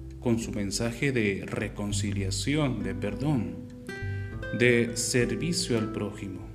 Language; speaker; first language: Spanish; native; Spanish